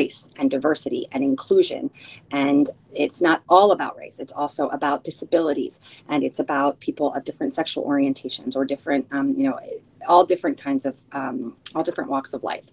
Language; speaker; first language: English; early bilingual, other home language; Spanish